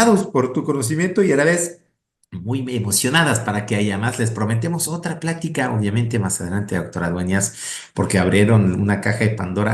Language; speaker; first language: Spanish; native; Spanish